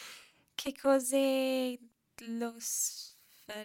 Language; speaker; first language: Italian; non-native, learner; English